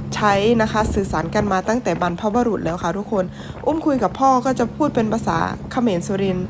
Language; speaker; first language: Thai; non-native, local second language; Northern Khmer